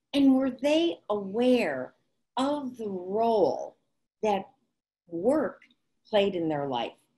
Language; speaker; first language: English; native; English